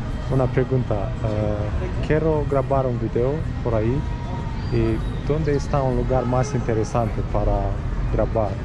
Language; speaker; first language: Spanish; non-native, learner; Romanian